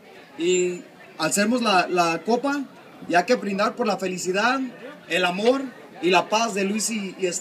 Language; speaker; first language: Spanish; early bilingual, heritage; Spanish